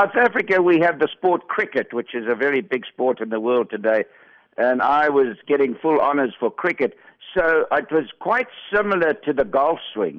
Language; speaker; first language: English; native; English